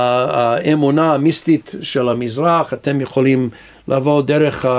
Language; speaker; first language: Hebrew; non-native, fluent; English